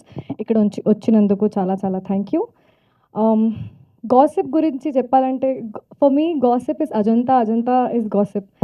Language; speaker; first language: Telugu; non-native, fluent; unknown